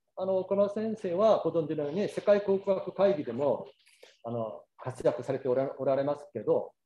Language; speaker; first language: Japanese; non-native, fluent; Korean